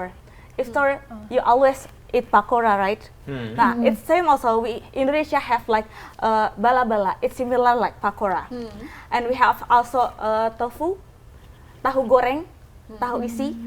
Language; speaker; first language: English; non-native, learner; Indonesian